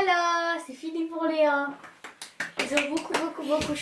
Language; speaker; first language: French; native; French